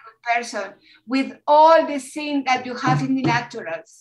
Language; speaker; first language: English; non-native, learner; Spanish